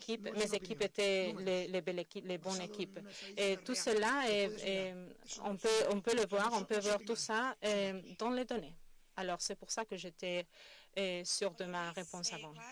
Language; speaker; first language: French; non-native, fluent; Spanish